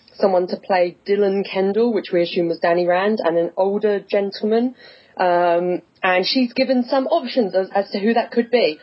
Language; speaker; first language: English; native; English